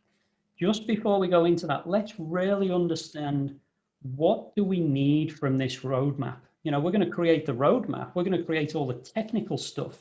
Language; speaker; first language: English; native; English